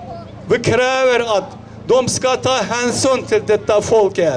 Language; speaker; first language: Swedish; non-native, fluent; Uyghur